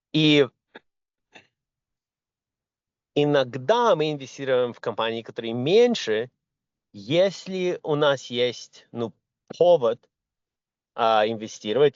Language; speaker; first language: Russian; early bilingual, other home language; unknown